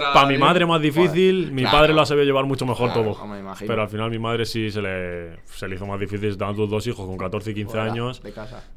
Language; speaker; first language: Spanish; native; Spanish